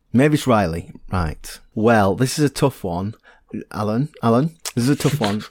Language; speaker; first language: English; native; English